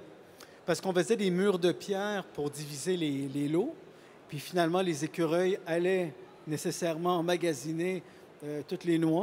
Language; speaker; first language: French; native; French